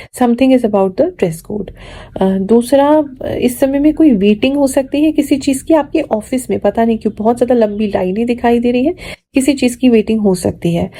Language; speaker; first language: Hindi; native; Hindi